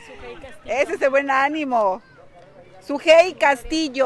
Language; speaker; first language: Spanish; native; Spanish